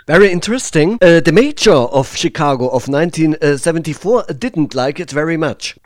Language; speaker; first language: English; non-native, fluent; German